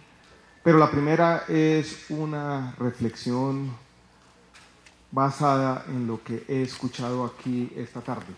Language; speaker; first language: Spanish; native; Spanish